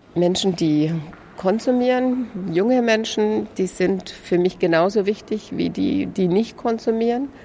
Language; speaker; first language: German; native; German